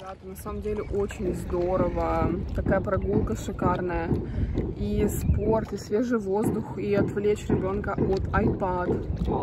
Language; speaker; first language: Russian; native; Russian